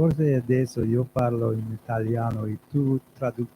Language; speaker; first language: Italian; non-native, learner; English